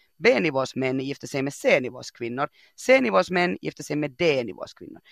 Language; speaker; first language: Swedish; native; Swedish